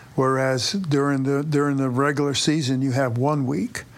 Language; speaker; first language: English; native; English